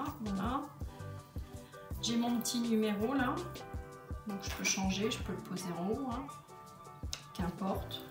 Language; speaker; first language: French; native; French